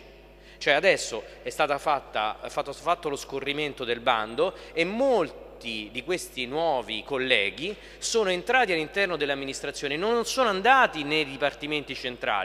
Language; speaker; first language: Italian; native; Italian